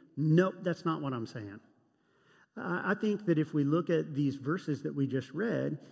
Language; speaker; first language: English; native; English